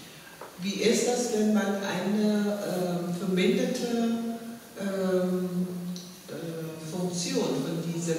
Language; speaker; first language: German; non-native, fluent; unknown